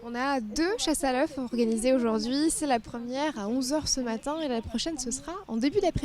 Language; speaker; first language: French; native; French